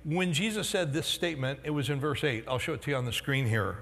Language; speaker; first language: English; native; English